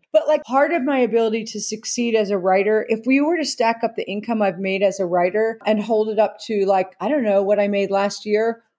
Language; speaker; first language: English; native; English